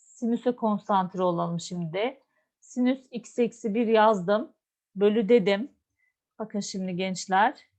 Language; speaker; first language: Turkish; native; Turkish